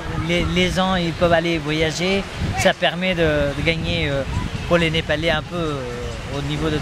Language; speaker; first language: French; non-native, fluent; Nepali